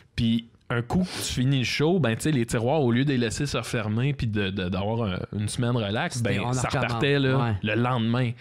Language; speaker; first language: French; native; French